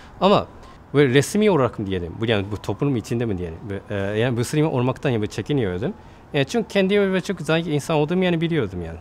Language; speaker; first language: Turkish; non-native, fluent; Japanese